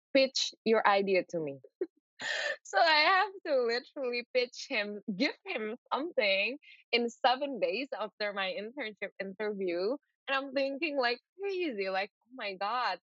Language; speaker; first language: English; non-native, fluent; Indonesian